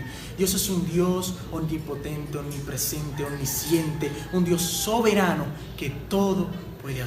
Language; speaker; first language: Spanish; native; Spanish